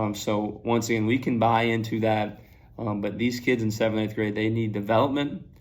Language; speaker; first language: English; native; English